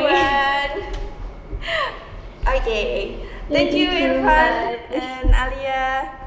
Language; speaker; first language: English; non-native, learner; Indonesian